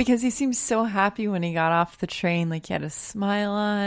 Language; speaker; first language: English; native; English